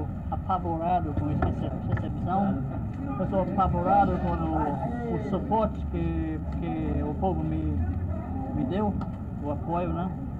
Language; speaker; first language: Portuguese; non-native, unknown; English